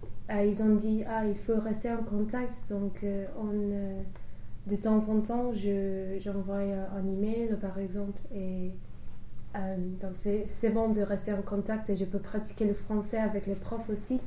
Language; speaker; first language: French; non-native, fluent; English